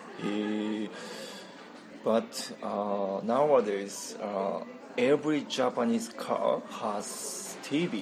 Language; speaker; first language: English; non-native, learner; Japanese